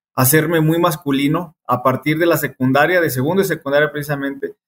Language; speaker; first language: Spanish; native; Spanish